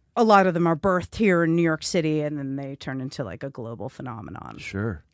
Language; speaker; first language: English; native; English